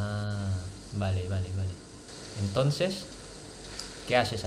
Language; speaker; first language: Spanish; non-native, learner; Indonesian